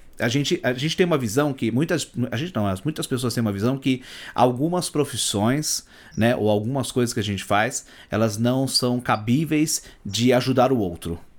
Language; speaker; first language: Portuguese; native; Portuguese